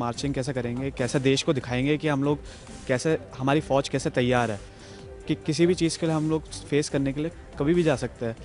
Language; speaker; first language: Hindi; non-native, local second language; Tamil